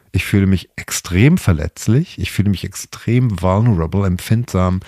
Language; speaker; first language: German; native; German